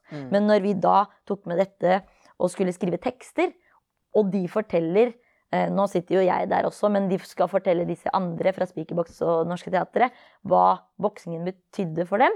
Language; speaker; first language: Norwegian; early bilingual, other home language; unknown